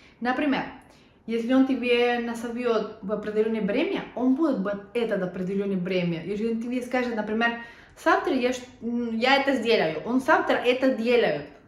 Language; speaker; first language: Russian; non-native, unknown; Spanish